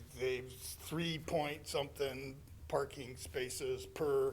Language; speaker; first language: English; native; English